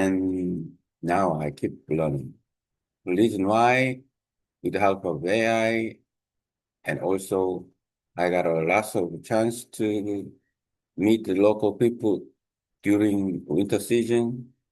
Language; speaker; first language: English; non-native, learner; Korean